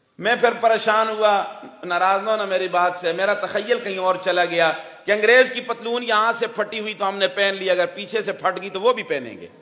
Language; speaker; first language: Urdu; non-native, local second language; Pashto